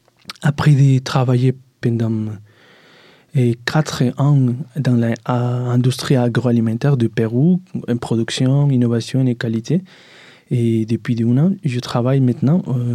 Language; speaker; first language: French; non-native, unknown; Spanish